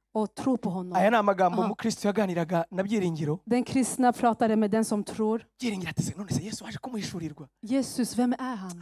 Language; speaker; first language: Swedish; early bilingual, other home language; Kinyarwanda